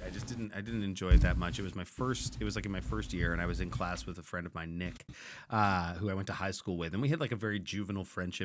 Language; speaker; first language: English; native; English